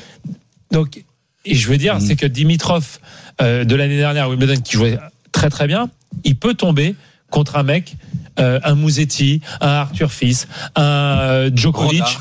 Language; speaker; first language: French; native; French